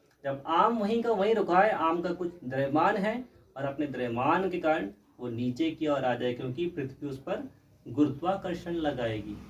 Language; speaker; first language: Hindi; native; Hindi